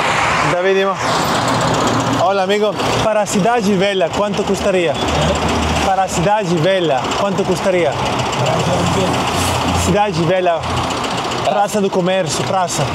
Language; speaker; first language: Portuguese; non-native, learner; Bosnian